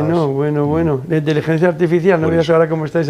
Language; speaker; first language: Spanish; native; Spanish